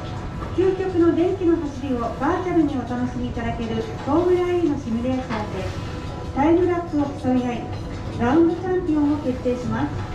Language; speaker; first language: Japanese; native; Japanese